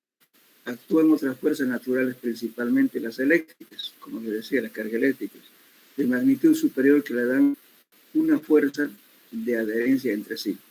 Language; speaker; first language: Spanish; native; Spanish